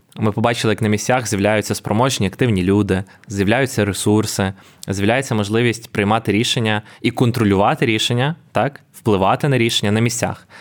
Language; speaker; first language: Ukrainian; native; Ukrainian